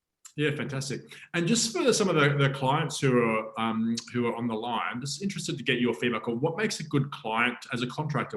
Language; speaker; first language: English; native; English